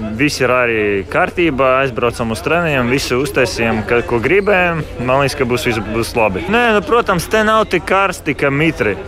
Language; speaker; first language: Latvian; non-native, local second language; Russian